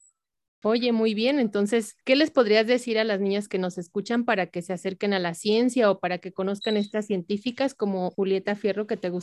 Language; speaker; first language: Spanish; native; Spanish